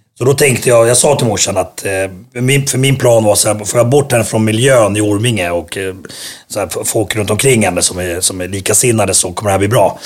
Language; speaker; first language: Swedish; early bilingual, other home language; Finnish